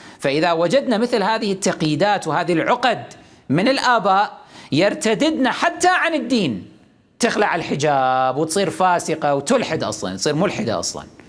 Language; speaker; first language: Arabic; native; Arabic